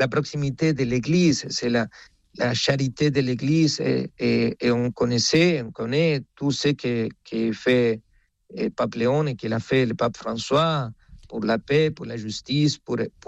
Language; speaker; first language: French; non-native, fluent; Spanish